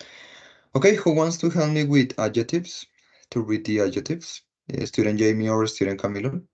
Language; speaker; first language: English; non-native, fluent; Spanish